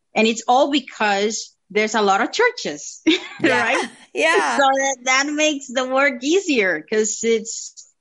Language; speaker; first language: English; non-native, fluent; Spanish